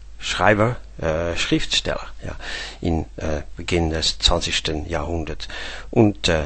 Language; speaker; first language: German; non-native, learner; Dutch